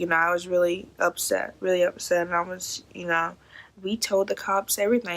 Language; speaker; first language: English; native; English